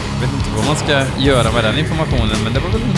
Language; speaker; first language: Swedish; native; Swedish